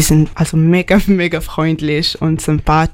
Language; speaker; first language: German; non-native, learner; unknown